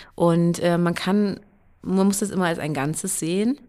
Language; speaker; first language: German; native; German